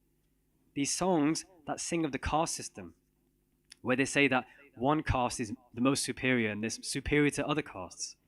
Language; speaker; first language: English; non-native, local second language; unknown